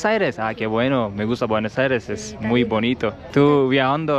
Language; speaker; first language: Spanish; non-native, learner; Turkish